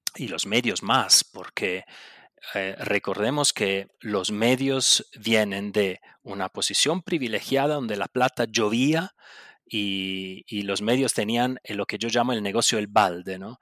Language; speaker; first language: Spanish; non-native, local second language; Italian